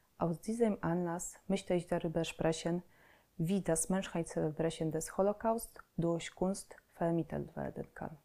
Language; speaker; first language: German; non-native, fluent; Polish